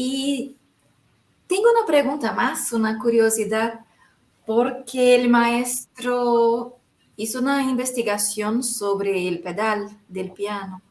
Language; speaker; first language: Spanish; non-native, fluent; Portuguese